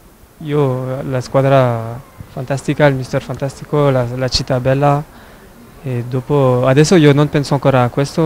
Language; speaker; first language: Italian; non-native, fluent; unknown